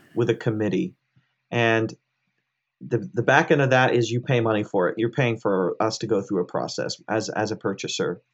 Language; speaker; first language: English; native; English